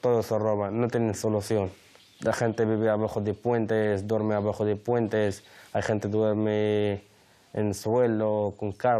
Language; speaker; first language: Spanish; non-native, learner; Arabic